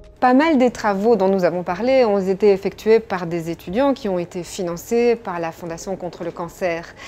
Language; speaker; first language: French; native; French